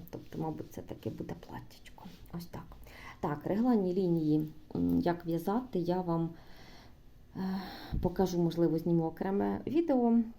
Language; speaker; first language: Ukrainian; non-native, local second language; Russian